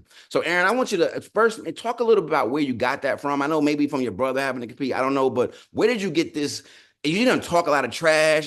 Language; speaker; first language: English; native; English